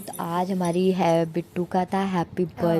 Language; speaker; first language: Hindi; native; Hindi